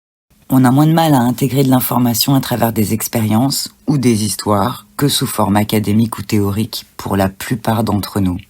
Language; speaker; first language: French; native; French